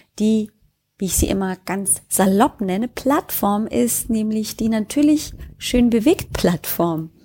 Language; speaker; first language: German; native; German